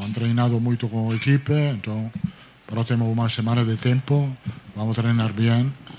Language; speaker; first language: Portuguese; non-native, fluent; Italian